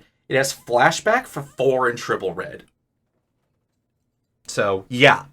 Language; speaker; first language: English; native; English